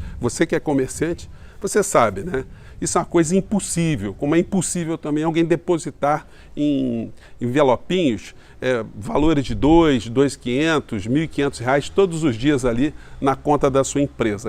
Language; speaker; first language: Portuguese; native; Portuguese